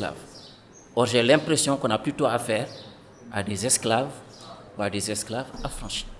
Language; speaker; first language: French; non-native, local second language; Fula